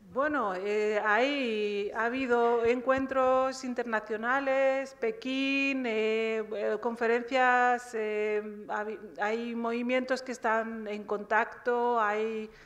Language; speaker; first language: Spanish; early bilingual, other home language; Riffian